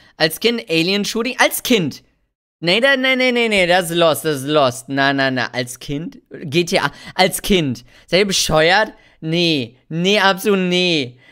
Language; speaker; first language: German; early bilingual, other home language; Hungarian